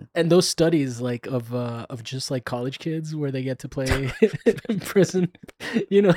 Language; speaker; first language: English; native; English